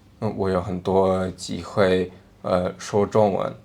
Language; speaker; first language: Chinese; non-native, learner; English